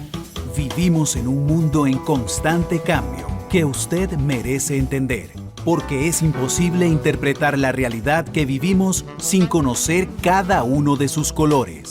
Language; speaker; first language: Spanish; native; Spanish